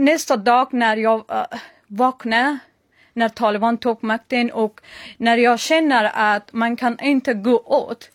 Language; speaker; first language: Swedish; non-native, learner; Persian